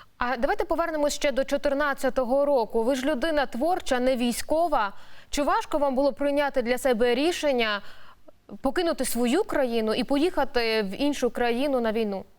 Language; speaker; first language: Ukrainian; native; Ukrainian